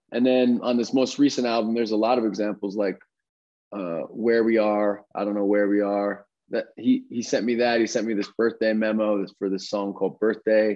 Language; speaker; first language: English; native; English